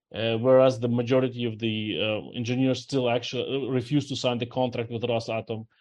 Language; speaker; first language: English; non-native, fluent; Ukrainian